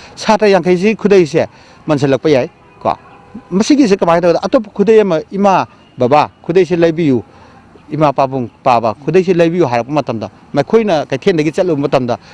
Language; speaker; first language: Manipuri; non-native, local second language; Rongmei Naga